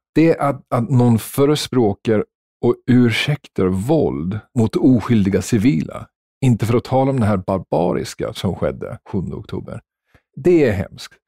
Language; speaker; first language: Swedish; non-native, fluent; English